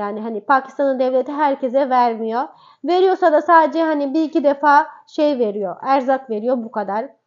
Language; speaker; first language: Turkish; native; Turkish